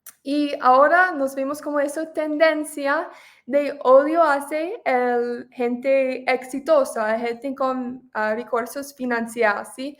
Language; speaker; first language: Spanish; non-native, fluent; English